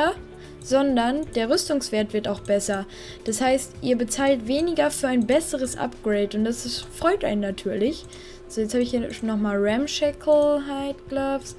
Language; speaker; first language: German; native; German